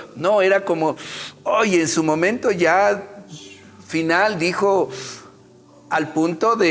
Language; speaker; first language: Spanish; native; Spanish